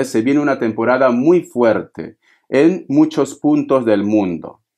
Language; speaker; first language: Spanish; native; Spanish